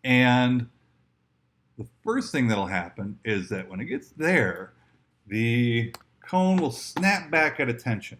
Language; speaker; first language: English; native; English